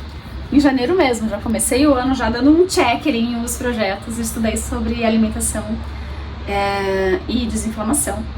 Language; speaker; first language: Portuguese; native; Portuguese